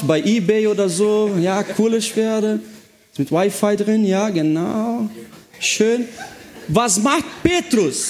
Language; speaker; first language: German; non-native, fluent; Portuguese